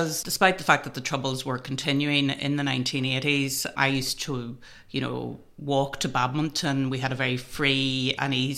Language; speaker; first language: English; native; English